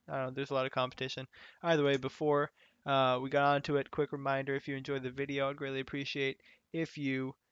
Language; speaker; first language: English; native; English